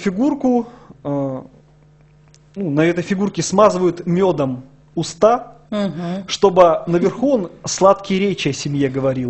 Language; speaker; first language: Russian; native; Russian